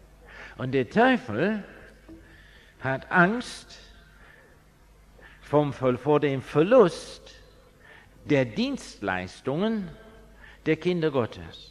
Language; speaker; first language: German; non-native, fluent; English